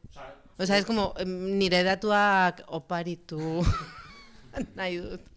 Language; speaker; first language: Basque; non-native, learner; Spanish